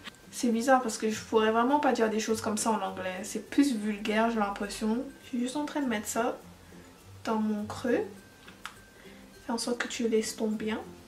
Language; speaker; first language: French; early bilingual, heritage; French